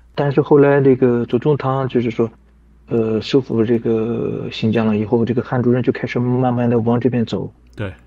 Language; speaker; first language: Chinese; non-native, local second language; Kazakh